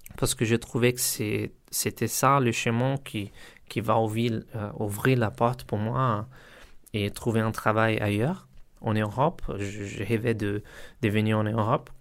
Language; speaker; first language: French; non-native, learner; Portuguese